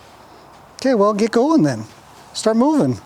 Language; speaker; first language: English; native; English